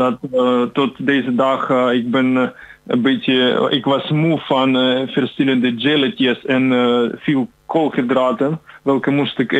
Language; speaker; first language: Dutch; non-native, learner; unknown